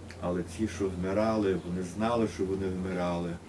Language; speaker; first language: Ukrainian; early bilingual, heritage; Ukrainian